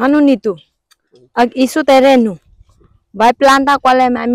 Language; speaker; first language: Portuguese; non-native, learner; Vietnamese